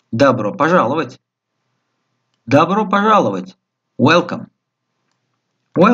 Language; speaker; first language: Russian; non-native, local second language; Tajik